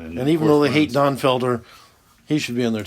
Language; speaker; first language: English; native; English